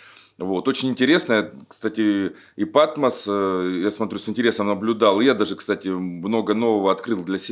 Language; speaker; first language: Russian; native; Russian